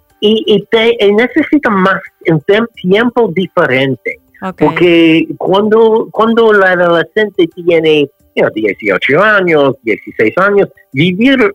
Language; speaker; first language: Spanish; non-native, learner; English